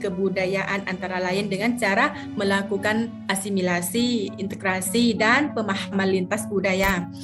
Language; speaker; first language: Indonesian; non-native, fluent; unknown